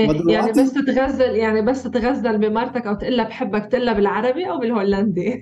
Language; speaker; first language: Arabic; native; Arabic